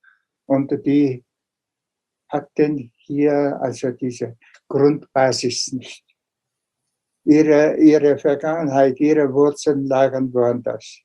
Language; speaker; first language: German; non-native, fluent; Tuvinian